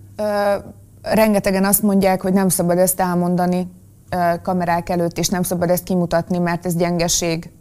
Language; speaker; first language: Hungarian; native; Hungarian